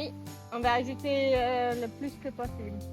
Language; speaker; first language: French; non-native, fluent; English